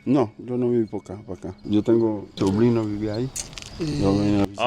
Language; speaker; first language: Spanish; non-native, learner; Haitian Creole